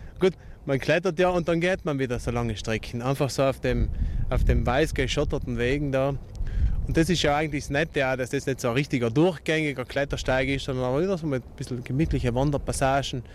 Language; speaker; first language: German; native; German